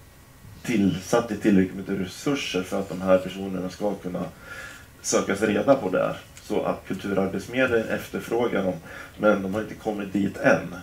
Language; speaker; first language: Swedish; native; Swedish